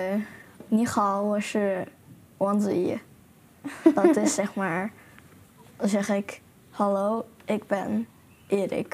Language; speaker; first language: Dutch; early bilingual, other home language; Chinese